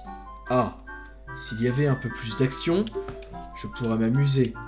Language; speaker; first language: French; native; French